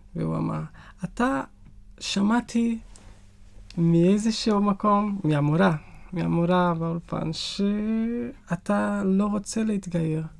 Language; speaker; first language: Hebrew; non-native, learner; Portuguese